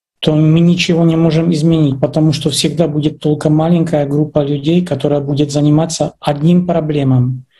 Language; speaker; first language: Russian; non-native, fluent; Czech